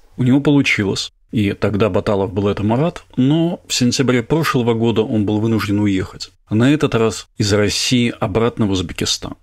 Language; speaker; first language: Russian; native; Russian